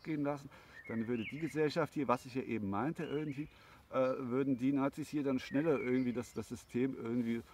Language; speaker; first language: German; native; German